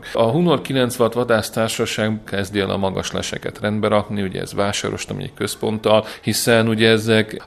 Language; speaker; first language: Hungarian; native; Hungarian